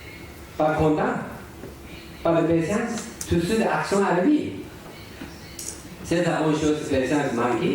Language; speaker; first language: French; non-native, learner; Tibetan